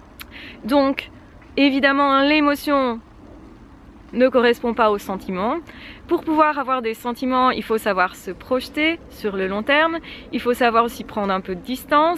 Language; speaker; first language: French; native; French